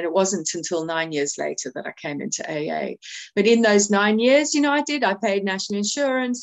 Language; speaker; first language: English; native; English